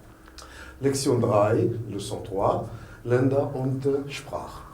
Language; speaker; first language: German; non-native, fluent; Arabic